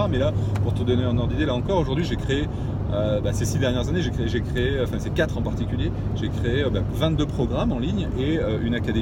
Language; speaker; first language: French; native; French